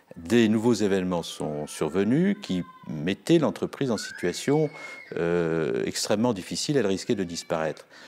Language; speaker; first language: French; native; French